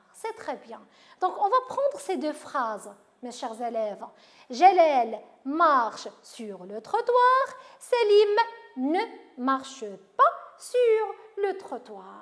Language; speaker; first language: French; non-native, local second language; Arabic